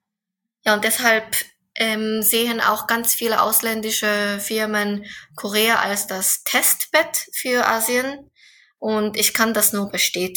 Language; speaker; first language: German; non-native, fluent; Korean